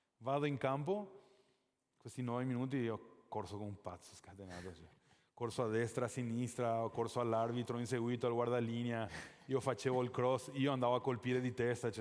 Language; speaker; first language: Italian; non-native, fluent; Spanish